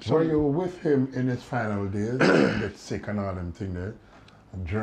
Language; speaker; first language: English; native; English